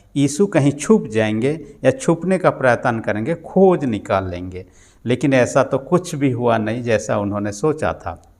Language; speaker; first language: Hindi; non-native, local second language; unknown